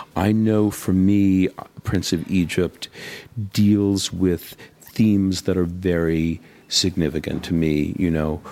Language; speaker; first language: English; native; English